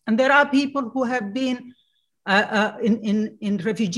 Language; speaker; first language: English; non-native, fluent; Somali